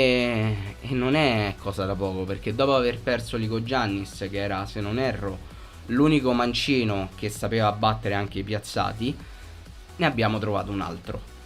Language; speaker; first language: Italian; native; Italian